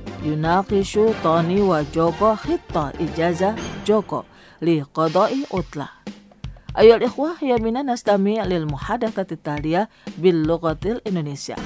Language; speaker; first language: Arabic; non-native, fluent; Indonesian